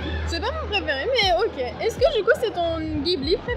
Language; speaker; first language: French; native; French